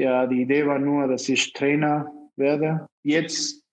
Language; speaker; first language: German; non-native, fluent; Spanish